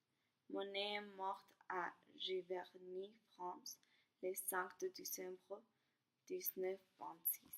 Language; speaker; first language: French; non-native, learner; Spanish